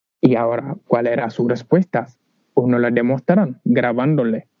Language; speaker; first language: Spanish; non-native, learner; Wolof